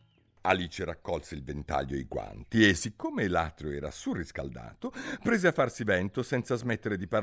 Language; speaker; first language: Italian; native; Italian